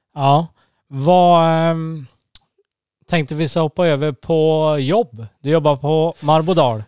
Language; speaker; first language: Swedish; native; Swedish